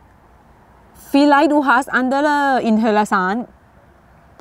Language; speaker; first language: German; non-native, learner; Thai